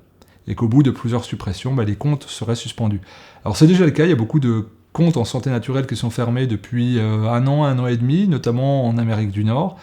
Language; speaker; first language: French; native; French